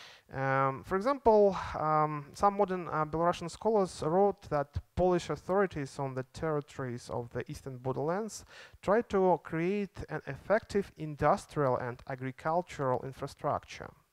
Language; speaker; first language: English; non-native, fluent; Belarusian